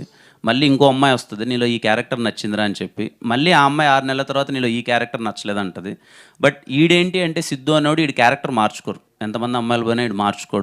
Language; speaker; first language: Telugu; native; Telugu